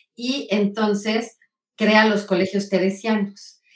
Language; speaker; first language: Spanish; native; Spanish